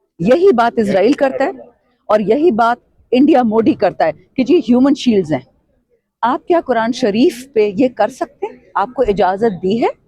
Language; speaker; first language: Urdu; non-native, local second language; Pashto